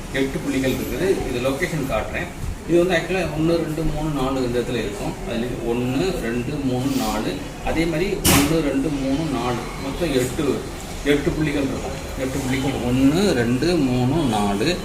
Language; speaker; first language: Tamil; native; Tamil